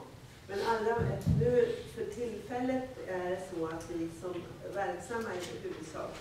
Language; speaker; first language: Swedish; native; Swedish